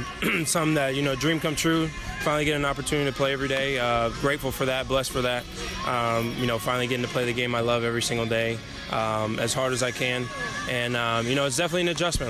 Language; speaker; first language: English; native; English